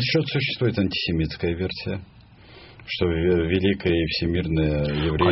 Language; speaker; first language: Russian; native; Russian